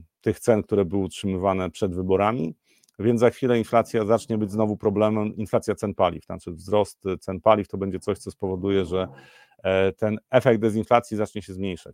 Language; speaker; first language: Polish; native; Polish